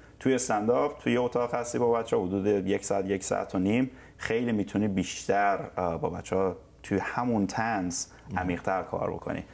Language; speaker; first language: Persian; native; Persian